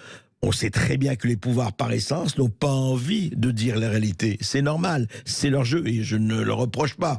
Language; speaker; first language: French; native; French